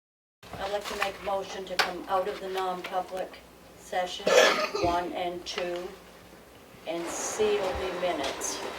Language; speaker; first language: English; native; English